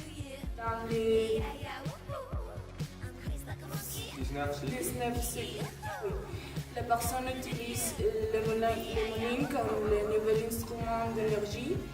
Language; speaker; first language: French; non-native, learner; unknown